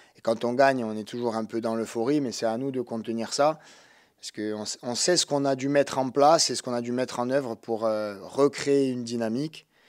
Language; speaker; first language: French; native; French